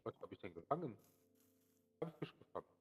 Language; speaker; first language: German; native; German